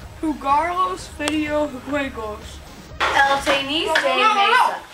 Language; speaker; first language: Spanish; non-native, learner; English